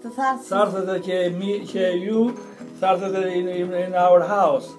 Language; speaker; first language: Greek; non-native, learner; Albanian